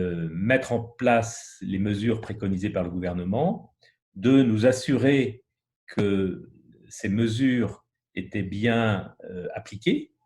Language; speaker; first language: French; native; French